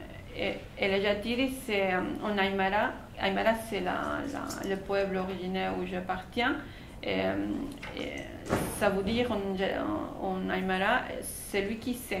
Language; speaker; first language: French; non-native, fluent; Spanish